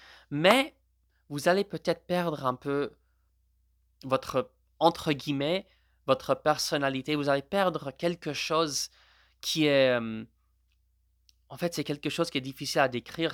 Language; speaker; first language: French; non-native, fluent; Gujarati